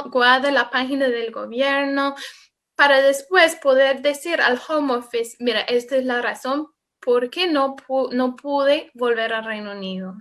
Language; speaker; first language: Spanish; non-native, fluent; English